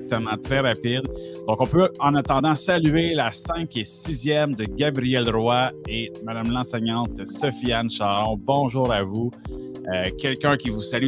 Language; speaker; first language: French; native; French